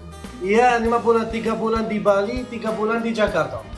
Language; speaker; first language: Indonesian; non-native, learner; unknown